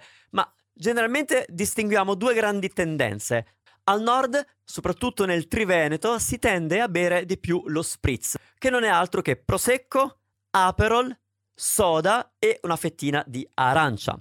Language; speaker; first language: Italian; native; Italian